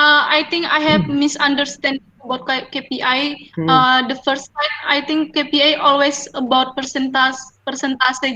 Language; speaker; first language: English; non-native, learner; Indonesian